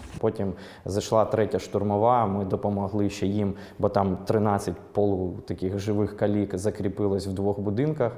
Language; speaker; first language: Ukrainian; non-native, local second language; Russian